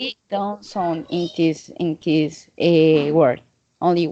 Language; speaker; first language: English; non-native, learner; Spanish